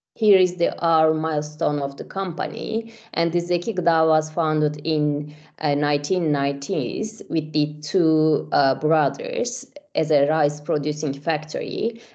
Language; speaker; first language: English; non-native, fluent; Turkish